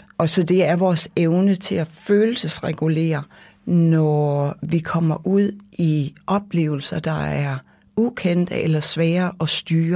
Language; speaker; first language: Danish; native; Danish